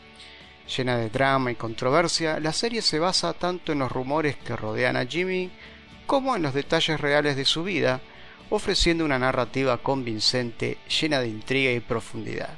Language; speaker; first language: Spanish; native; Spanish